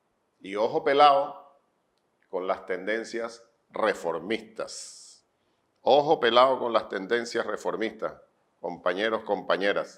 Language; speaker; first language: Spanish; native; Spanish